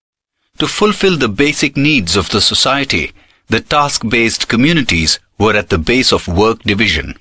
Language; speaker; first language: English; non-native, local second language; Gujarati